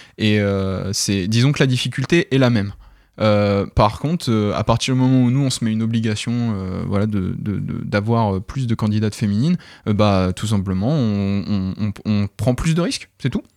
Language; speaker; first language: French; native; French